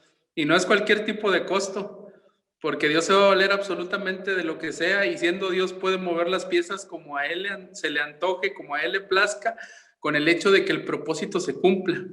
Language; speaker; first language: Spanish; native; Spanish